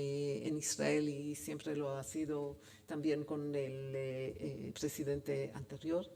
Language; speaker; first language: Spanish; non-native, fluent; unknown